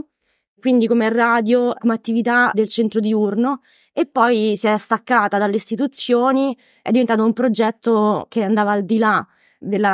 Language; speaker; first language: Italian; native; Italian